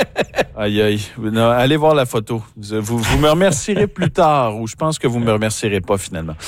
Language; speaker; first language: French; native; French